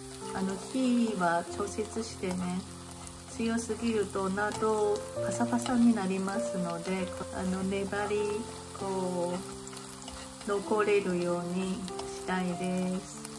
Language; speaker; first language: Japanese; non-native, fluent; Chinese